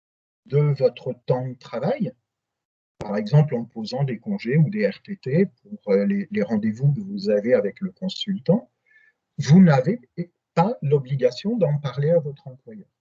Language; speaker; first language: French; native; French